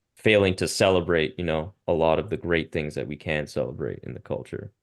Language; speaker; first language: English; native; English